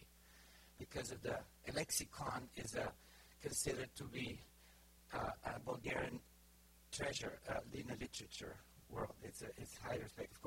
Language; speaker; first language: English; non-native, fluent; Bulgarian